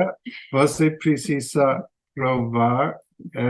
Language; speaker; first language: Portuguese; non-native, learner; English